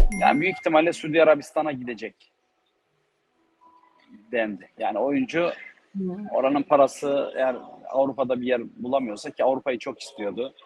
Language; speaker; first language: Turkish; native; Turkish